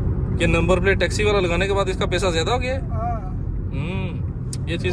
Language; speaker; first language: Hindi; native; Hindi